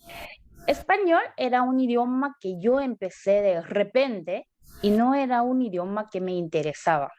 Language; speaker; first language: Spanish; non-native, learner; Korean